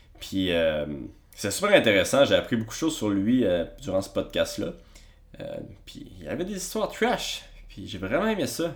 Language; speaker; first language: French; native; French